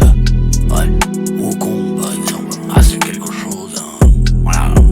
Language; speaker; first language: French; native; French